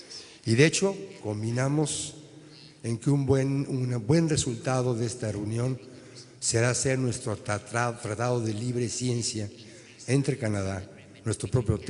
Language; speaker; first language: Spanish; native; Spanish